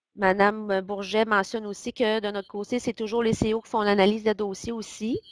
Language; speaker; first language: French; native; French